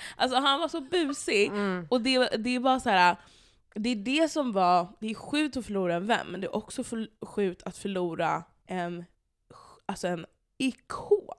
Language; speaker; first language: Swedish; native; Swedish